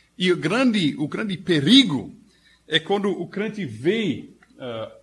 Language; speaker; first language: Portuguese; non-native, fluent; English